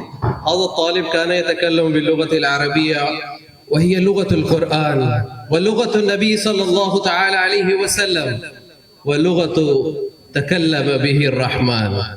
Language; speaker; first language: Arabic; non-native, learner; Urdu